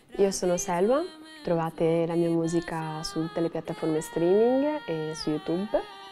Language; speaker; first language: Italian; native; Italian